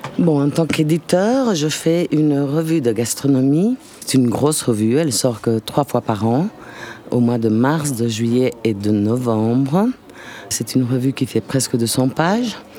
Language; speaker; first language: French; non-native, fluent; Italian